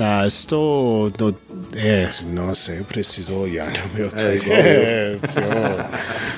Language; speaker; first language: Portuguese; non-native, learner; English